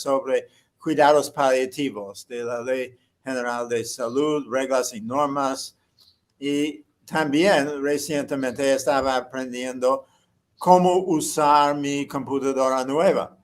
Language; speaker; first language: Spanish; non-native, fluent; English